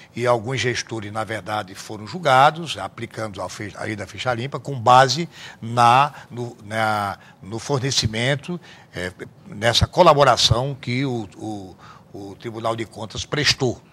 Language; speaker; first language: Portuguese; native; Portuguese